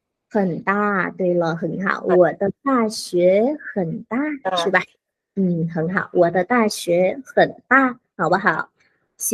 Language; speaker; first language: Chinese; non-native, fluent; Vietnamese